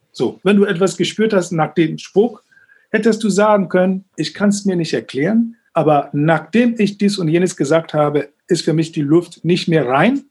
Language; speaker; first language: German; non-native, fluent; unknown